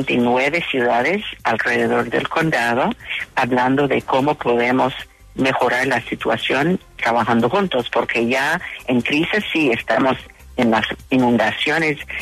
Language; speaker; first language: Spanish; non-native, fluent; English